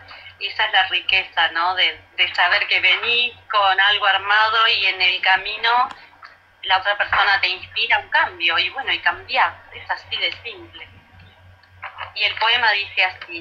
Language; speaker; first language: Spanish; native; Spanish